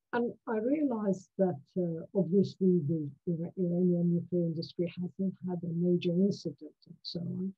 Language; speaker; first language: English; non-native, fluent; Persian